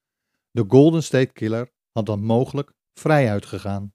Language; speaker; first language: Dutch; native; Dutch